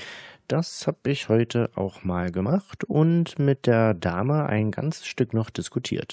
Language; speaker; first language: German; native; German